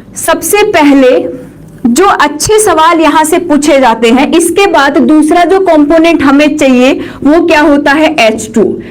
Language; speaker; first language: Hindi; native; Hindi